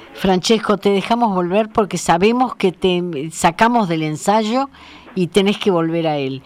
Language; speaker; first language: Spanish; native; Spanish